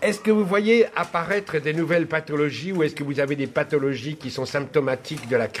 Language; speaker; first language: French; native; French